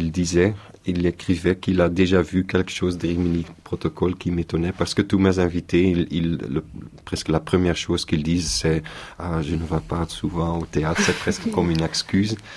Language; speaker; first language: French; non-native, local second language; Dutch